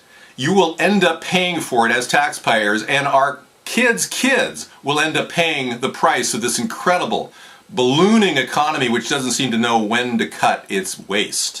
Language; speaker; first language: English; native; English